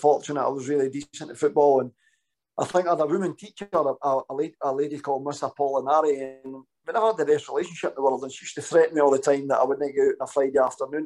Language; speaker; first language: English; native; English